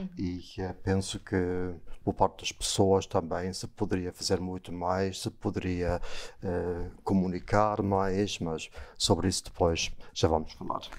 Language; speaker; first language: Portuguese; non-native, fluent; German